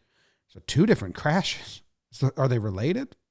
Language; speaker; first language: English; native; English